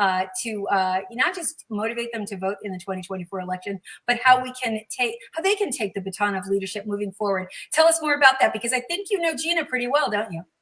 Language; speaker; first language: English; native; English